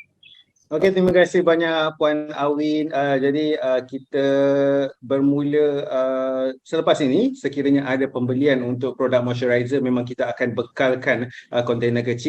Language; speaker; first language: Malay; native; Malay